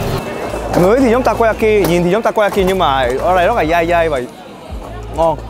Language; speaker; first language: Vietnamese; non-native, fluent; Korean